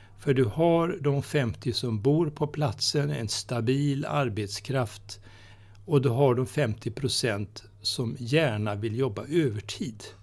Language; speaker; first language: Swedish; native; Swedish